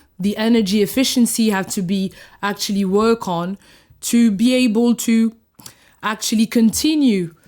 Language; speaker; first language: English; non-native, fluent; French